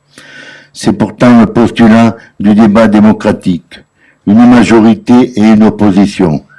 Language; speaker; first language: French; native; French